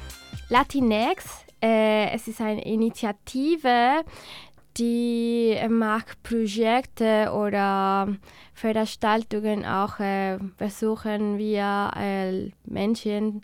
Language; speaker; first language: German; non-native, learner; Spanish